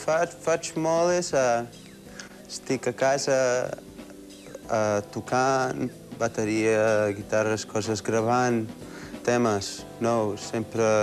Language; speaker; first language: Catalan; early bilingual, heritage; Catalan